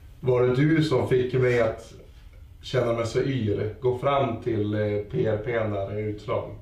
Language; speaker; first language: Swedish; native; Swedish